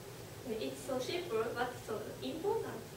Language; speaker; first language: English; non-native, learner; Japanese